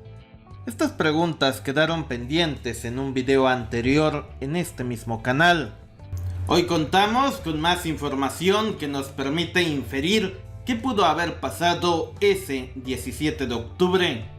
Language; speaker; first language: Spanish; native; Spanish